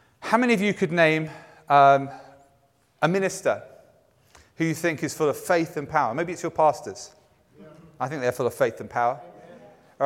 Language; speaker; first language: English; native; English